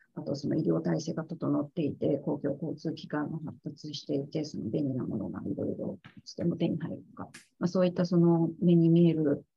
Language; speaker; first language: Japanese; native; Japanese